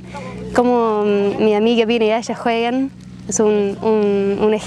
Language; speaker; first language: Spanish; non-native, learner; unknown